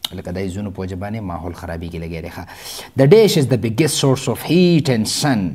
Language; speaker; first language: Urdu; non-native, local second language; Pashto